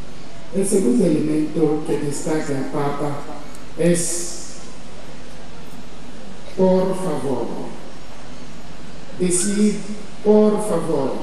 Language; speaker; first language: Spanish; non-native, fluent; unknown